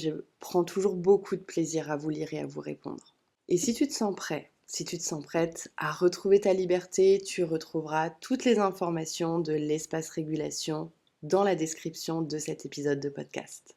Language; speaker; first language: French; native; French